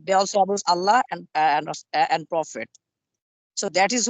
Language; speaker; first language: English; non-native, learner; Bangla